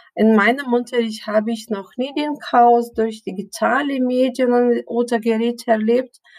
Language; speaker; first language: German; non-native, fluent; Lithuanian